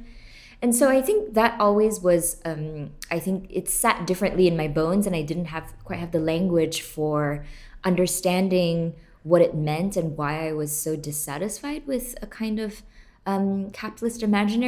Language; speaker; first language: English; native; English